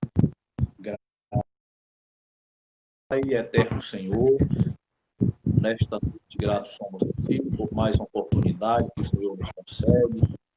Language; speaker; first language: Portuguese; native; Portuguese